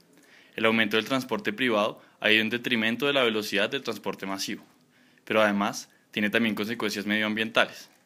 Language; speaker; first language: Spanish; native; Spanish